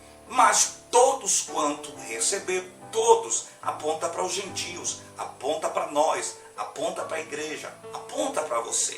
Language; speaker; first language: Portuguese; native; Portuguese